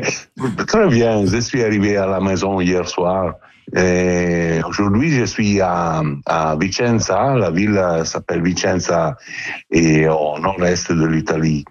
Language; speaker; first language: French; non-native, learner; Italian